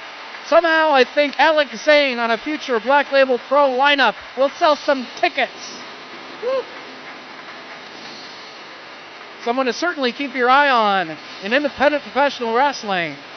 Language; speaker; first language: English; native; English